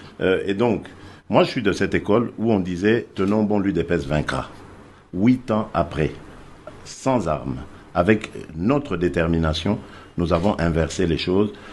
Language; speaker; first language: French; non-native, local second language; Lingala